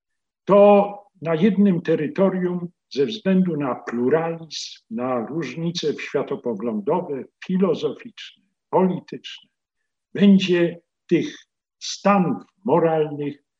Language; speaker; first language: Polish; native; Polish